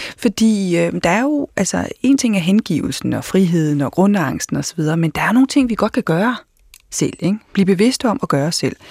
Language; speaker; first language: Danish; native; Danish